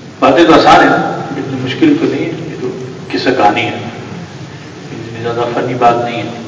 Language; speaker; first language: Urdu; non-native, local second language; Pashto